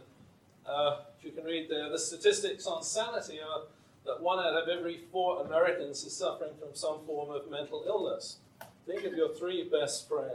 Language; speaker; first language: English; native; English